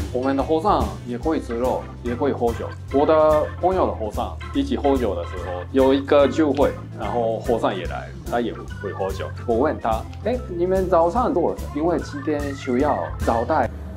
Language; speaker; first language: Chinese; non-native, fluent; Japanese